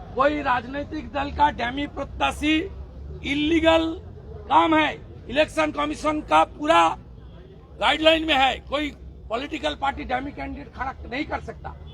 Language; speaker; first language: Hindi; non-native, local second language; Bangla